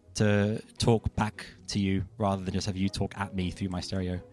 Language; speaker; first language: English; native; English